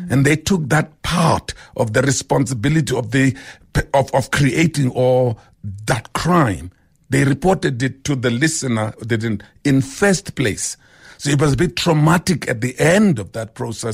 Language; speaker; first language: English; non-native, local second language; Xhosa